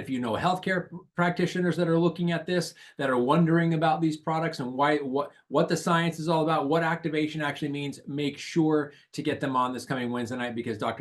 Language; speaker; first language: English; native; English